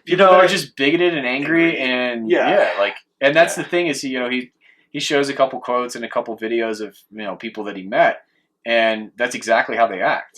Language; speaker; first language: English; native; English